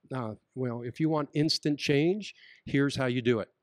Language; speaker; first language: English; native; English